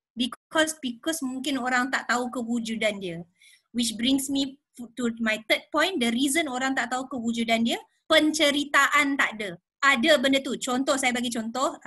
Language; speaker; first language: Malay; non-native, local second language; English